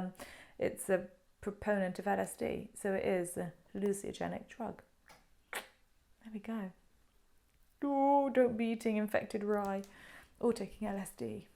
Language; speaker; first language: English; native; English